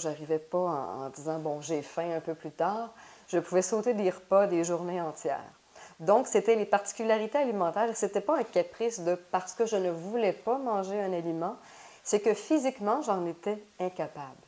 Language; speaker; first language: French; native; French